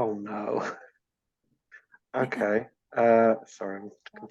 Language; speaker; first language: English; native; English